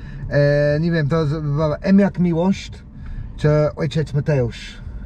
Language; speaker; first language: Polish; non-native, learner; English